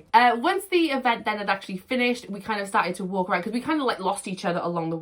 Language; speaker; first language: English; native; English